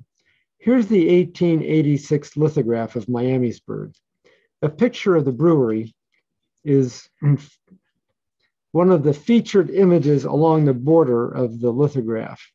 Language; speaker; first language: English; native; English